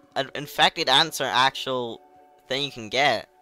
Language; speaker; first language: English; native; English